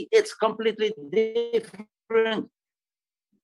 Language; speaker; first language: English; non-native, fluent; French